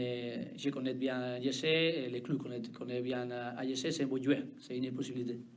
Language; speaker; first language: French; non-native, learner; Spanish